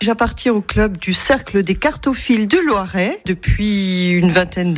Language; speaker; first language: French; native; French